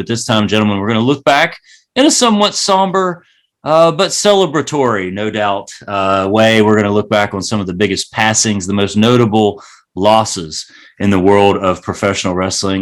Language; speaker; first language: English; native; English